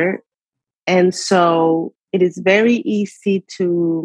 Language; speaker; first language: English; non-native, fluent; Spanish